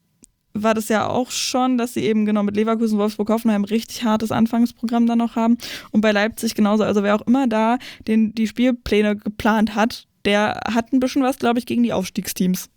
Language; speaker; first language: German; native; German